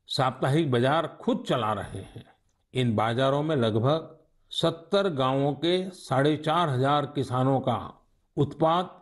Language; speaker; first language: Hindi; native; Hindi